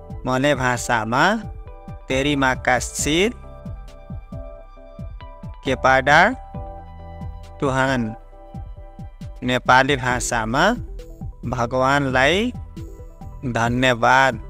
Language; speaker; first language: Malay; non-native, learner; Nepali